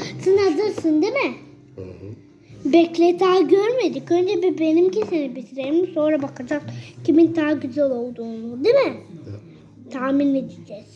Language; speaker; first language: Turkish; early bilingual, heritage; Turkish